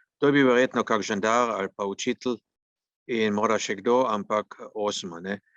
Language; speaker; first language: Slovenian; native; Slovenian